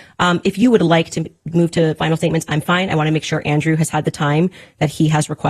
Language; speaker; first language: English; native; English